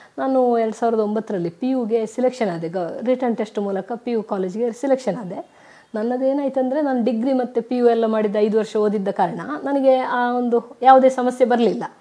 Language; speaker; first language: Kannada; native; Kannada